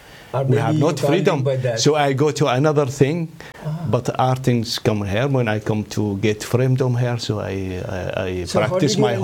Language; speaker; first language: English; non-native, learner; Arabic